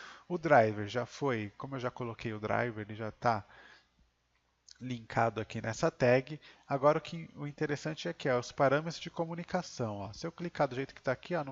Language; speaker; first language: Portuguese; native; Portuguese